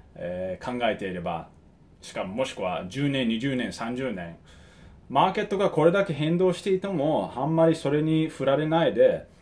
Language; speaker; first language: Japanese; early bilingual, heritage; Japanese